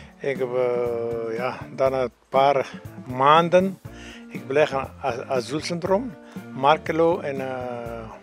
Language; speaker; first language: Dutch; non-native, learner; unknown